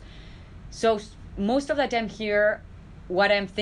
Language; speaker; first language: English; non-native, fluent; Spanish